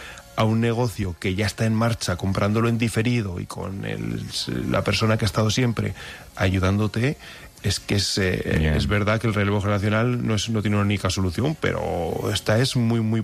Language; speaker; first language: Spanish; native; Spanish